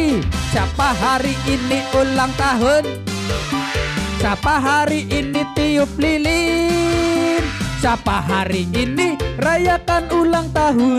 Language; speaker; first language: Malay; non-native, local second language; Javanese